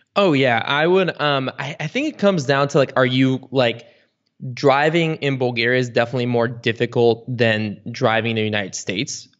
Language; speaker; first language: English; early bilingual, other home language; Bulgarian